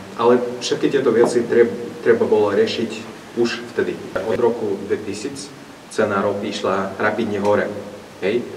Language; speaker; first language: Slovak; non-native, fluent; Russian